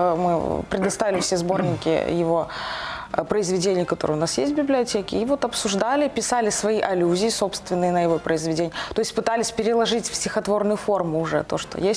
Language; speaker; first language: Russian; native; Russian